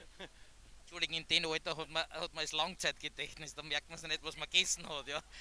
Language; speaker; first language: German; native; German